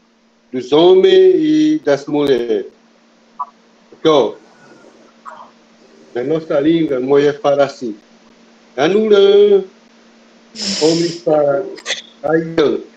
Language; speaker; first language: Portuguese; non-native, local second language; Kayapó